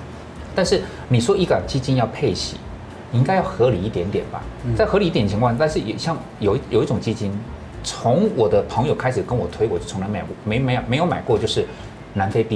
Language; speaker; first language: Chinese; native; Chinese